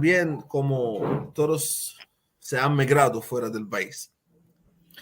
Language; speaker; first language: Spanish; non-native, fluent; Arabic